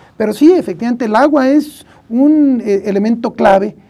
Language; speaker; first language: Spanish; native; Spanish